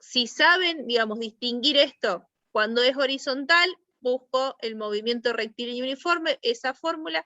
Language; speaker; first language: Spanish; native; Spanish